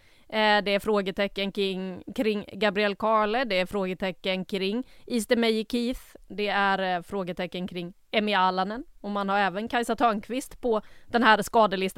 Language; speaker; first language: Swedish; native; Swedish